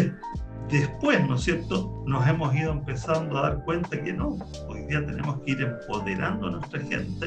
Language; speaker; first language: Spanish; native; Spanish